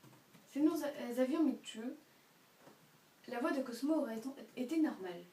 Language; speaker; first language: French; native; French